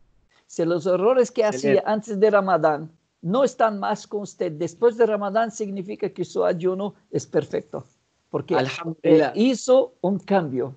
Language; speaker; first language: Spanish; non-native, fluent; Portuguese